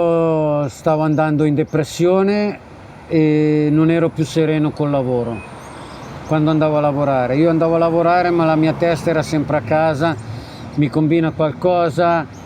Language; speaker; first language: Italian; non-native, fluent; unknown